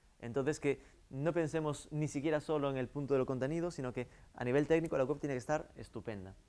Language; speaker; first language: Spanish; native; Spanish